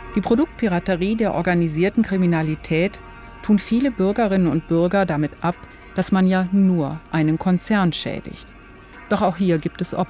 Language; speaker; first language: German; native; German